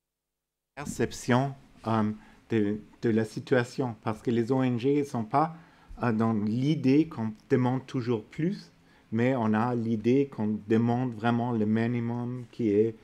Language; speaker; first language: French; non-native, fluent; German